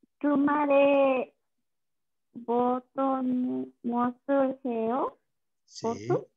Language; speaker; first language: Korean; non-native, learner; Spanish